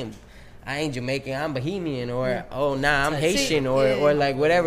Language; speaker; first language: English; early bilingual, other home language; Spanish